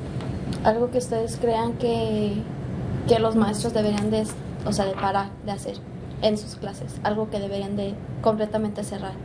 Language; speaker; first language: Spanish; early bilingual, heritage; Spanish